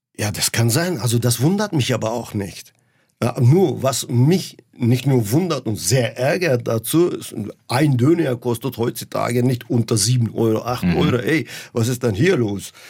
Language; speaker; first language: German; non-native, fluent; Turkish